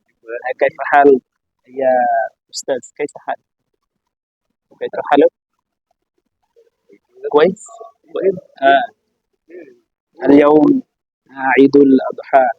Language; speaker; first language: Arabic; non-native, learner; Bangla